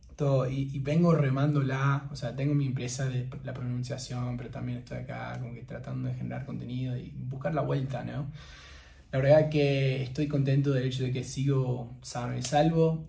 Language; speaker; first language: Spanish; non-native, fluent; English